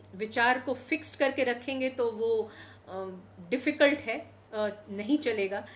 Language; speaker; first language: Hindi; non-native, local second language; Gujarati